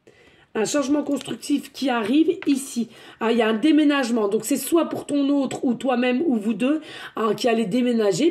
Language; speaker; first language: French; native; French